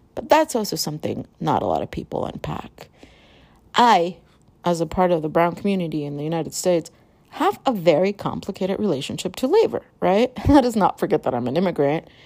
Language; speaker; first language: English; early bilingual, other home language; Spanish